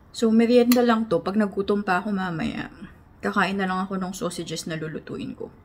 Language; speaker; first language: Filipino; native; Filipino